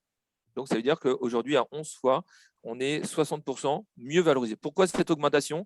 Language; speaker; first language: French; native; French